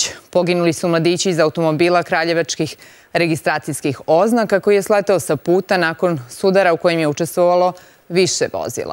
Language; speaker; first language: Serbian; native; Serbian